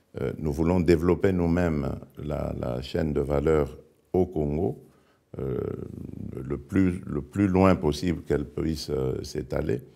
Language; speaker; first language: French; non-native, local second language; Lingala